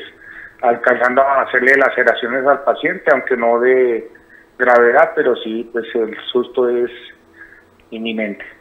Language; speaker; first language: Spanish; native; Spanish